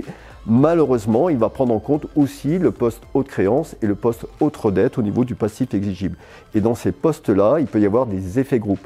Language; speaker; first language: French; native; French